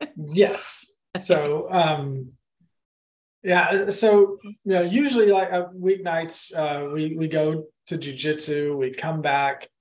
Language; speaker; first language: English; native; English